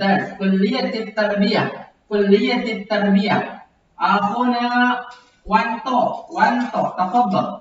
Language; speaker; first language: Arabic; non-native, fluent; Indonesian